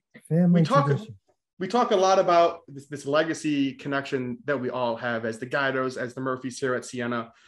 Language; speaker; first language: English; native; English